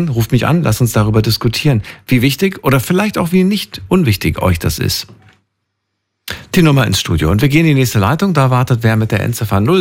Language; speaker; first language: German; native; German